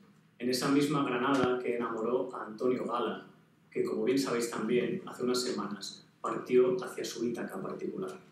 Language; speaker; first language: Spanish; native; Spanish